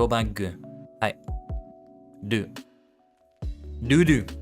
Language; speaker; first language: Japanese; non-native, learner; English